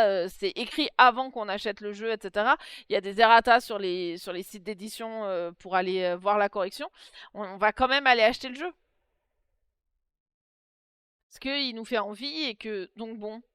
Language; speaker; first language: French; native; French